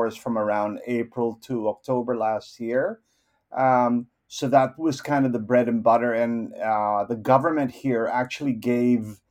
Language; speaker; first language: English; non-native, local second language; Filipino